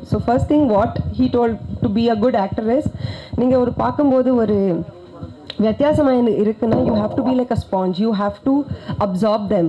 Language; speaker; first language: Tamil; non-native, learner; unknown